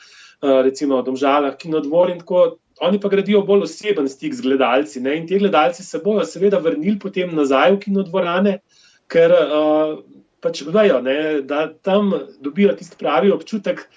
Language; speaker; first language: Slovenian; native; Slovenian